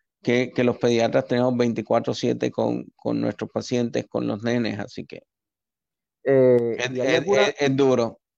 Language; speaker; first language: Spanish; native; Spanish